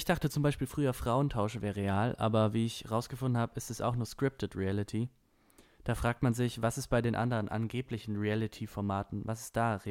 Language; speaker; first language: German; native; German